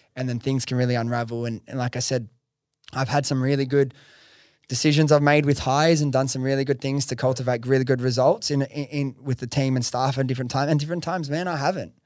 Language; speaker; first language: English; native; English